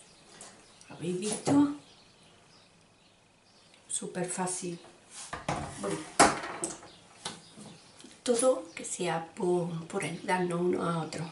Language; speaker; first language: Spanish; native; Spanish